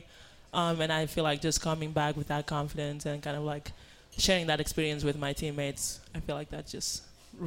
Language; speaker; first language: English; non-native, fluent; Spanish